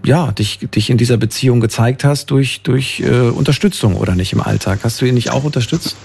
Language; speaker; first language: German; native; German